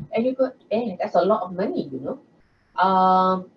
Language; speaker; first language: English; non-native, local second language; Malay